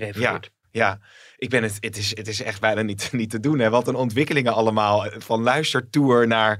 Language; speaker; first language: Dutch; native; Dutch